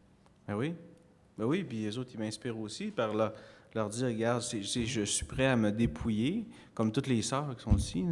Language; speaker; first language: French; native; French